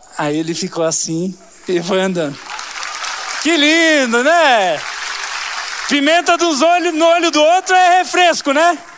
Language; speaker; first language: Portuguese; native; Portuguese